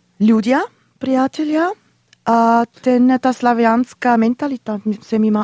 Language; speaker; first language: Slovak; non-native, learner; German